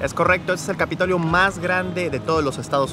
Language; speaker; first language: Spanish; native; Spanish